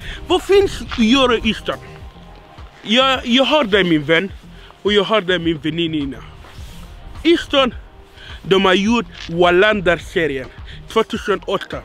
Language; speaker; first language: Swedish; non-native, fluent; Arabic